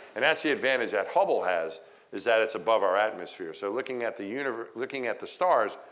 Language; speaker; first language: English; native; English